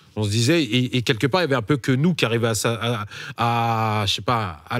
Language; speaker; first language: French; native; French